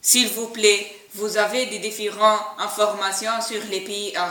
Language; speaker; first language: French; non-native, learner; Arabic